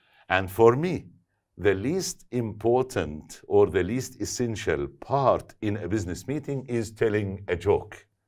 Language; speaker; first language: English; non-native, fluent; Arabic